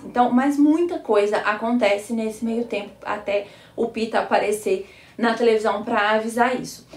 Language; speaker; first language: Portuguese; native; Portuguese